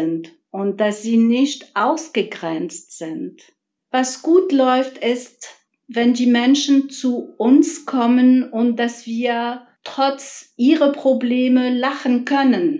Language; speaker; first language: German; non-native, fluent; Arabic